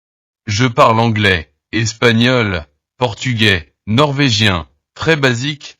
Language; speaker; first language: French; non-native, learner; Portuguese